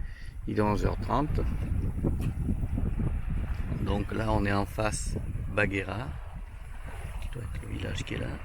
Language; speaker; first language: French; native; French